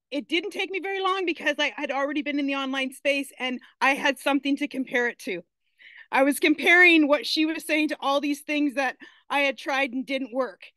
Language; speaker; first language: English; native; English